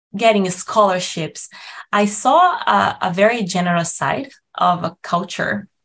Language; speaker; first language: English; non-native, fluent; Portuguese